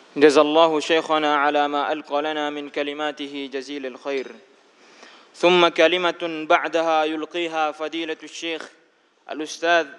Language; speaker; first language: Arabic; non-native, fluent; Indonesian